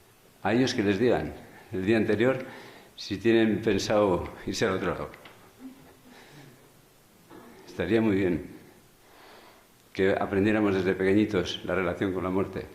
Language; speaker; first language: Spanish; native; Spanish